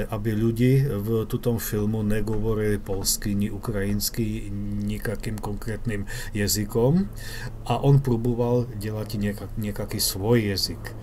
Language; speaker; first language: Czech; non-native, learner; Russian